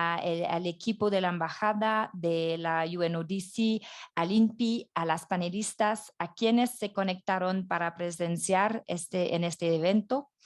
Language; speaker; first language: Spanish; non-native, fluent; French